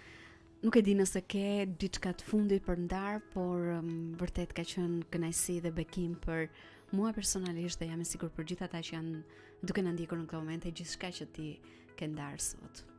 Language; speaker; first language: Albanian; native; Albanian